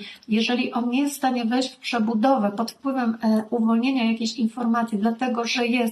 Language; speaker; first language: Polish; native; Polish